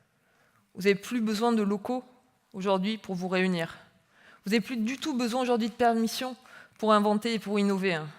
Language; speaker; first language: French; native; French